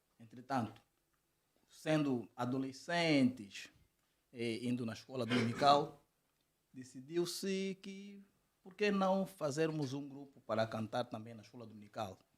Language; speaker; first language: Portuguese; native; Portuguese